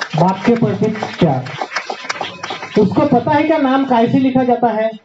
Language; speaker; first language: Hindi; non-native, local second language; Marathi